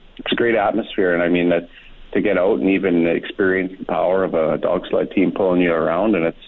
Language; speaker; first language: English; native; English